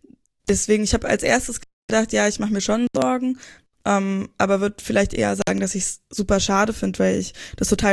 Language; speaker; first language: German; native; German